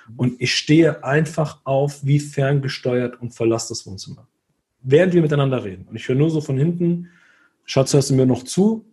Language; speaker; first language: German; early bilingual, other home language; Italian